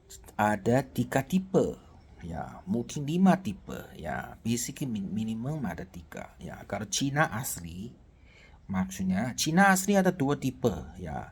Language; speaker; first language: Indonesian; non-native, fluent; Chinese